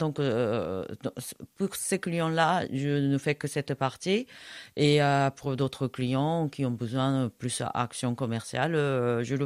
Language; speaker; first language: French; non-native, fluent; Japanese